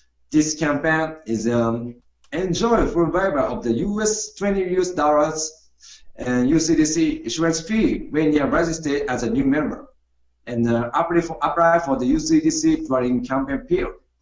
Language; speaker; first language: English; non-native, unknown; Japanese